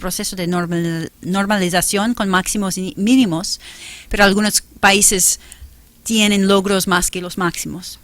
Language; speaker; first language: Spanish; non-native, fluent; English